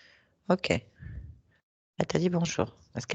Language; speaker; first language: French; native; French